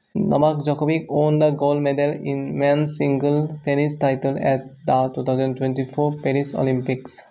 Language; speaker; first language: English; non-native, local second language; Assamese